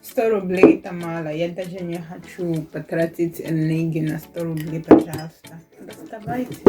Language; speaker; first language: Russian; non-native, fluent; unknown